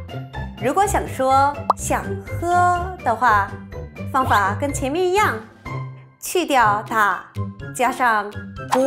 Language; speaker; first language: Chinese; non-native, fluent; Korean